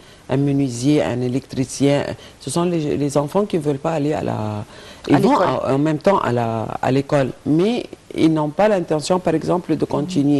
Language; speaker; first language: French; non-native, fluent; Arabic